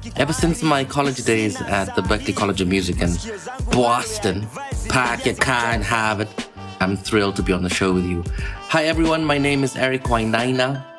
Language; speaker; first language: English; non-native, local second language; Kikuyu